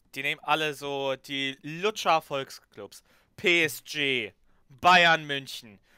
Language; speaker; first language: German; early bilingual, other home language; Ukrainian